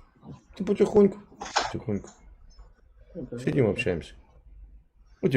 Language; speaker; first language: Russian; native; Russian